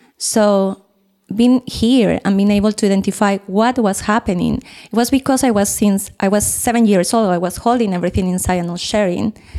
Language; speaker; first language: English; non-native, fluent; Spanish